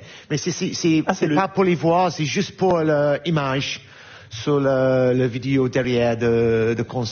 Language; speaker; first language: French; non-native, learner; English